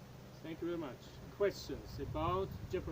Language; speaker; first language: English; non-native, fluent; Tajik